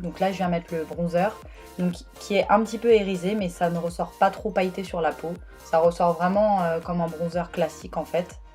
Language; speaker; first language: French; native; French